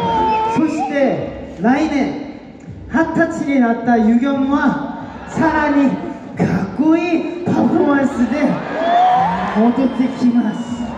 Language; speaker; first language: Japanese; non-native, learner; Korean